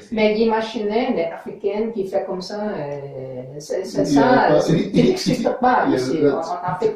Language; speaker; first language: French; non-native, learner; English